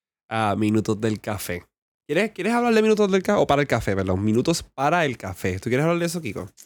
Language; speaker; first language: Spanish; early bilingual, heritage; Spanish